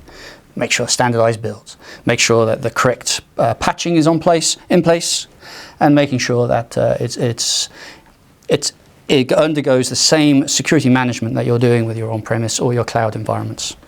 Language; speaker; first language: English; native; English